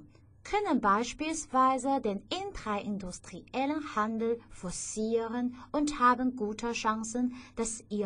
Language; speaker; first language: German; non-native, fluent; Chinese